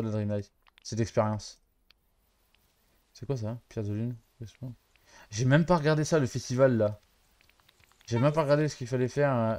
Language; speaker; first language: French; native; French